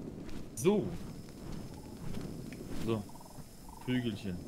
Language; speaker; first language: German; non-native, learner; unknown